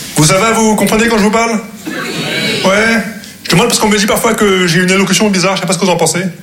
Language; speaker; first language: French; non-native, local second language; Arabic